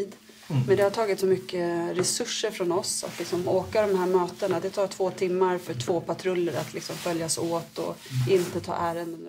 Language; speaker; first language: Swedish; native; Swedish